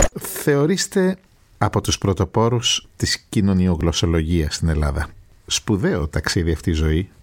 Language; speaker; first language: Greek; native; Greek